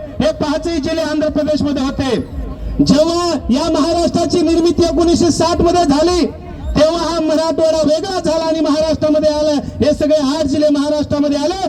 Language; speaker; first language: Marathi; non-native, local second language; Lambadi